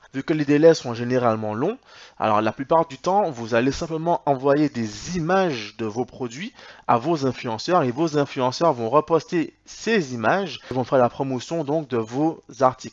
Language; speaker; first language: French; native; French